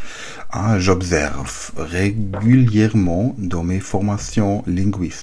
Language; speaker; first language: French; non-native, learner; German